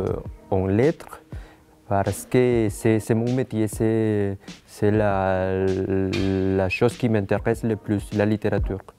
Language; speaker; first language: French; non-native, fluent; Spanish